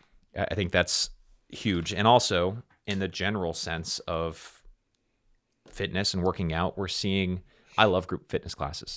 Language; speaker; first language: English; native; English